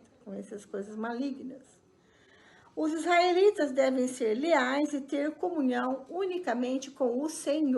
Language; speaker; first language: Portuguese; native; Portuguese